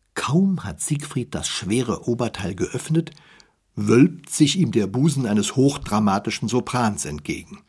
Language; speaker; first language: German; native; German